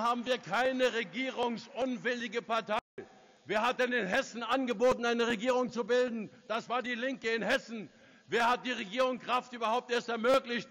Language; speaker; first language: German; native; German